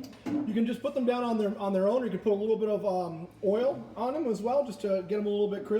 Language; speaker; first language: English; native; English